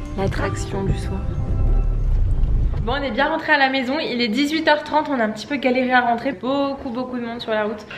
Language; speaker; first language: French; native; French